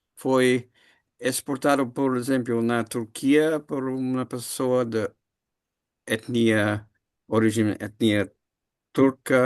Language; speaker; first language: Portuguese; non-native, learner; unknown